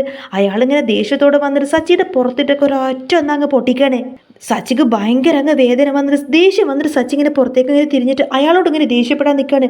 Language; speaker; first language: Malayalam; native; Malayalam